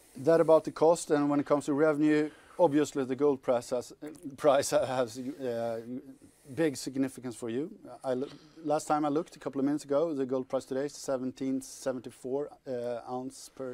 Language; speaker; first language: English; non-native, fluent; Swedish